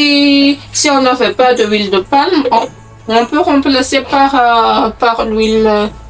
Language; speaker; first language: French; non-native, local second language; Malagasy